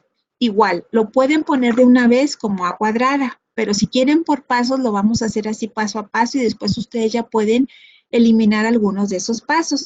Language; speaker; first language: Spanish; native; Spanish